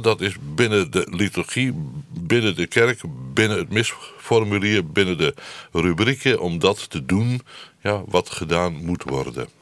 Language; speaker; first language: Dutch; native; Dutch